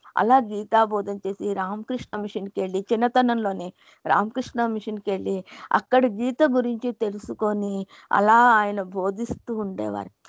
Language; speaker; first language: Telugu; non-native, local second language; Hindi